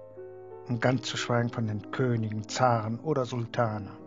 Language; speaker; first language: German; early bilingual, other home language; Turkish